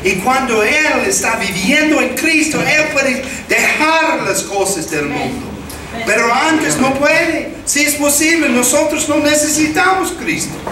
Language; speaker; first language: Spanish; non-native, fluent; English